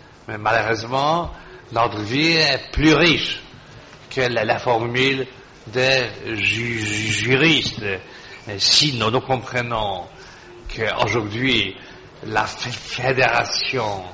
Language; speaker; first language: French; non-native, fluent; Polish